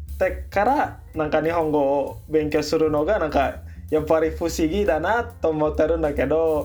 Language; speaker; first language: Japanese; non-native, learner; Indonesian